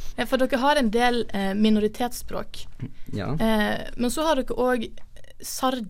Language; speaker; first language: Norwegian; native; Norwegian